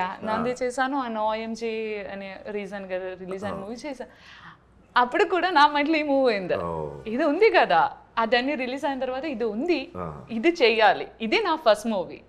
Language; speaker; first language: Telugu; non-native, learner; Malayalam